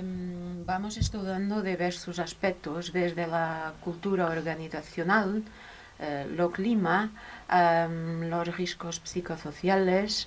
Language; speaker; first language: Spanish; non-native, fluent; Portuguese